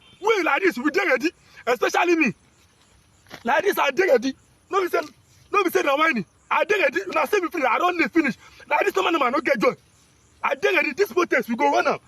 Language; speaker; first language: Nigerian Pidgin; native; Nigerian Pidgin